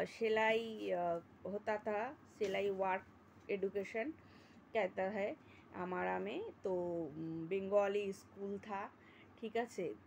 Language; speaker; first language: Hindi; non-native, local second language; Bangla